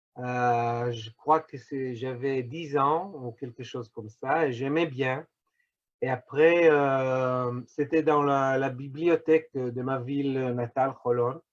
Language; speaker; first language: French; non-native, fluent; Hebrew